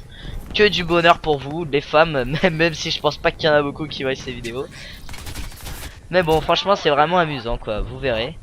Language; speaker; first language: French; native; French